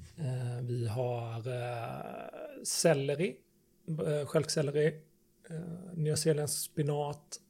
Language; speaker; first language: Swedish; native; Swedish